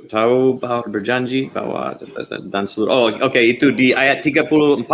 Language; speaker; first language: Indonesian; non-native, learner; English